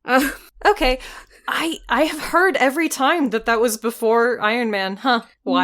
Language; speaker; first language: English; native; English